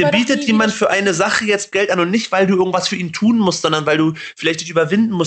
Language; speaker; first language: German; native; German